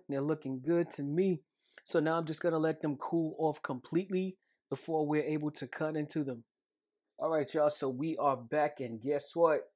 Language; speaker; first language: English; native; English